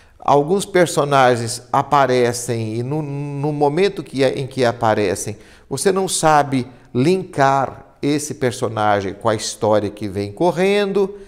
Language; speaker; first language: Portuguese; native; Portuguese